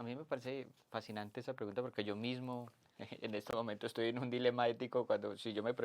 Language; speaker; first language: Spanish; native; Spanish